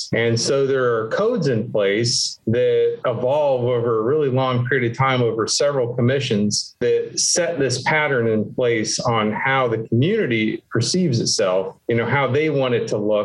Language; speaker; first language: English; native; English